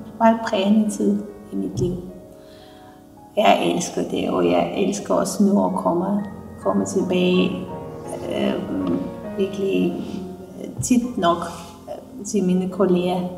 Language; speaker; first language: Danish; non-native, learner; Armenian